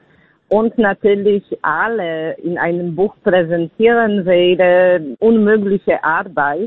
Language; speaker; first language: German; non-native, fluent; Polish